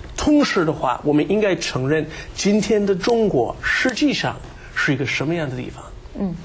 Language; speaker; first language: Chinese; non-native, fluent; English